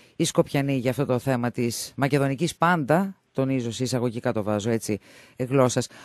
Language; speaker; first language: Greek; native; Greek